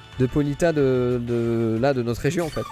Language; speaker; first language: French; native; French